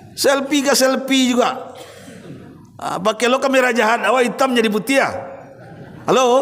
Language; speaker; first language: Indonesian; native; Indonesian